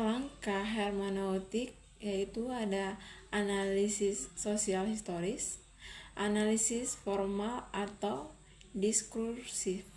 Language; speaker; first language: Indonesian; native; Indonesian